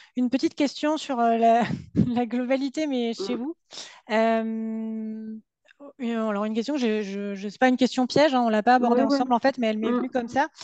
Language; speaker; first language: French; native; French